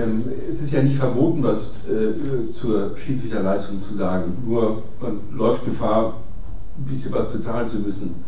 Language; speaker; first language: German; native; German